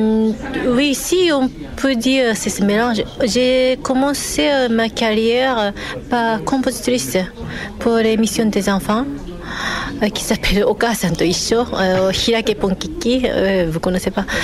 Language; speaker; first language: French; non-native, fluent; Japanese